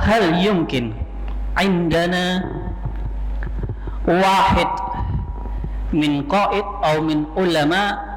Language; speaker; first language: Arabic; non-native, learner; Indonesian